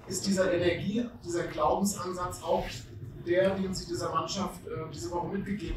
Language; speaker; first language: German; native; German